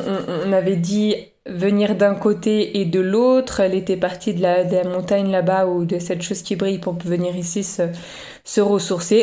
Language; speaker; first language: French; native; French